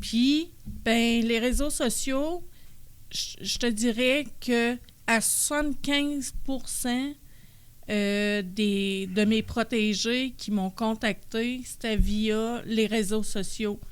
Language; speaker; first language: French; native; French